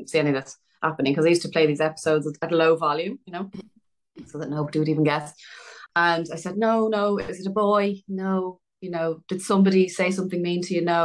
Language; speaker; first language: English; native; English